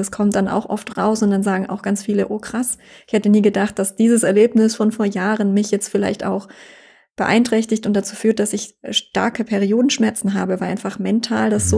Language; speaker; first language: German; native; German